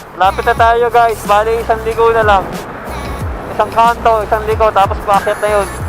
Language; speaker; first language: Filipino; non-native, local second language; Bikol